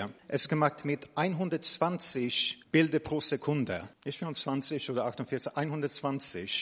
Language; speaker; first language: German; non-native, fluent; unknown